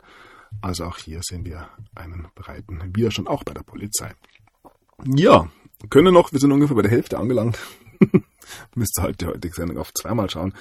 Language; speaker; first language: German; native; German